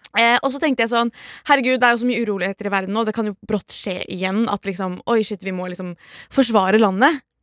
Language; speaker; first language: Norwegian; early bilingual, other home language; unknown